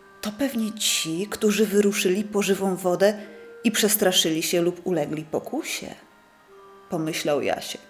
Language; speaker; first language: Polish; native; Polish